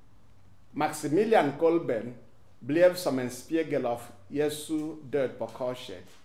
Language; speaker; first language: Swedish; non-native, fluent; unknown